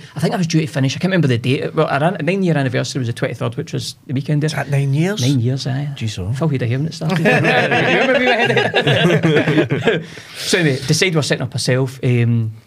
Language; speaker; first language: English; native; English